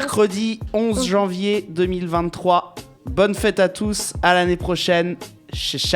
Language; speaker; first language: French; native; French